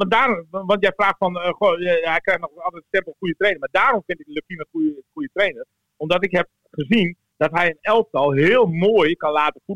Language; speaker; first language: Dutch; native; Dutch